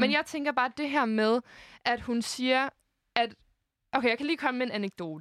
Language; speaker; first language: Danish; native; Danish